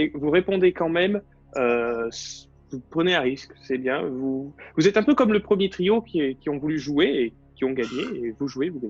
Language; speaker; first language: French; native; French